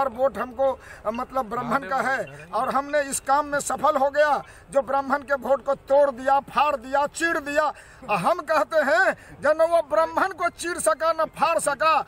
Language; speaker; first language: Hindi; native; Hindi